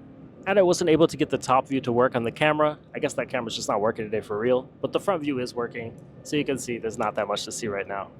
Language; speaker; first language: English; native; English